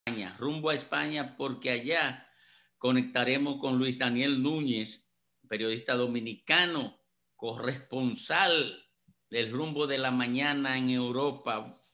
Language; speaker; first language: Spanish; native; Spanish